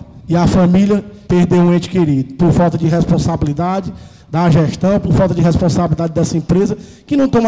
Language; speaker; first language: Portuguese; native; Portuguese